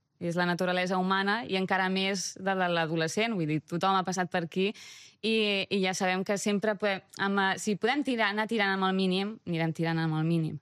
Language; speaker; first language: Catalan; early bilingual, other home language; Romanian